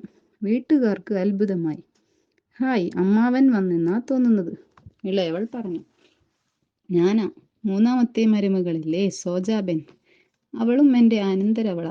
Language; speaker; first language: Malayalam; native; Malayalam